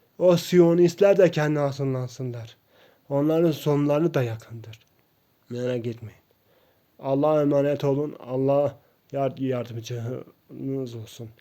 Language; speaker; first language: Turkish; non-native, local second language; Kurdish